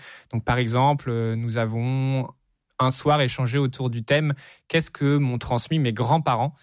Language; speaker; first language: French; native; French